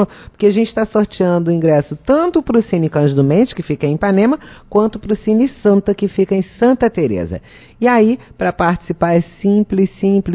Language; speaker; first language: Portuguese; native; Portuguese